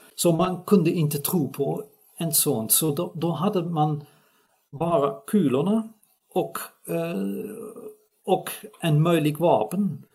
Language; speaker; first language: Swedish; non-native, fluent; Dutch